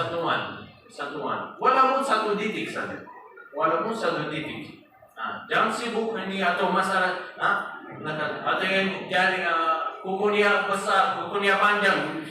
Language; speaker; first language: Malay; non-native, fluent; Arabic